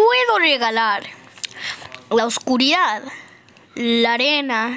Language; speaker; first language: Spanish; native; Spanish